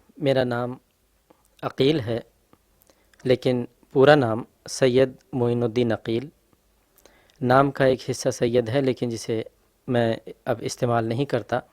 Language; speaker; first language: Urdu; native; Urdu